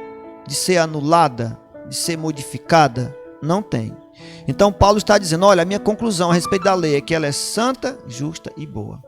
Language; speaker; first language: Portuguese; native; Portuguese